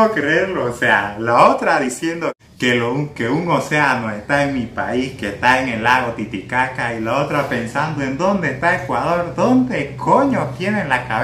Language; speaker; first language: Spanish; native; Spanish